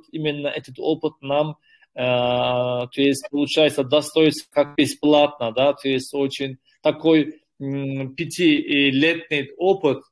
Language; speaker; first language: Russian; non-native, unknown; Turkish